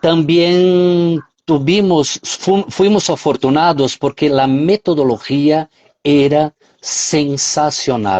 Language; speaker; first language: Spanish; non-native, fluent; Portuguese